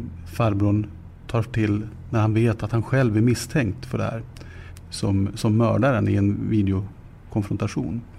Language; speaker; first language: Swedish; native; Swedish